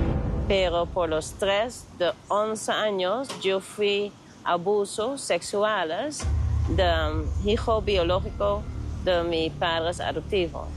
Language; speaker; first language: Spanish; non-native, learner; Dutch